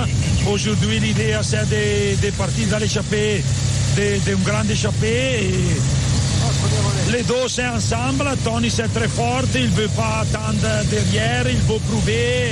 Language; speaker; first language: French; non-native, learner; Italian